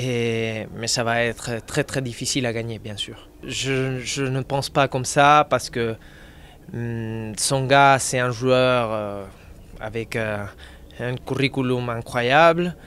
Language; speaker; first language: French; non-native, fluent; Spanish